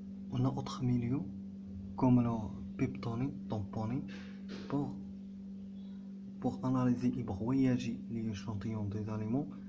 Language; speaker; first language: French; non-native, learner; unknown